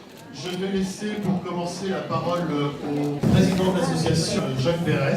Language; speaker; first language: French; native; French